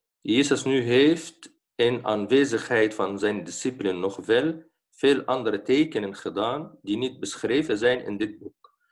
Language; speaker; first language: Dutch; non-native, fluent; Arabic